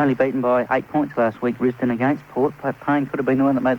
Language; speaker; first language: English; native; English